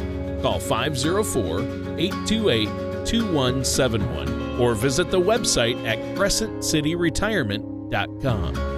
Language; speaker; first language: English; native; English